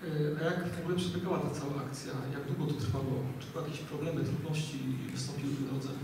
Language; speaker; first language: Polish; native; Polish